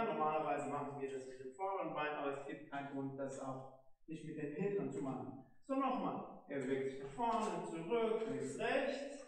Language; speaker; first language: German; non-native, fluent; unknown